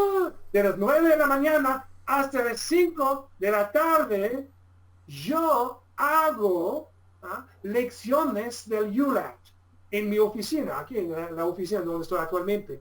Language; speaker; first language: Spanish; non-native, fluent; English